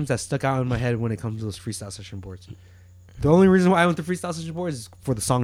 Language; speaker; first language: English; native; English